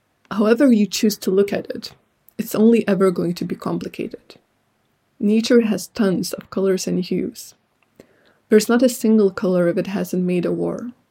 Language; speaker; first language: English; non-native, fluent; Lithuanian